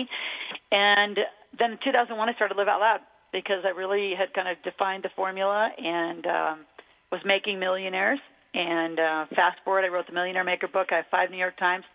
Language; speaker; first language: English; native; English